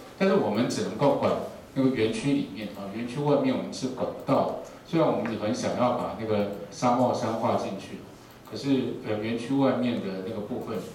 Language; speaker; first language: Chinese; native; Chinese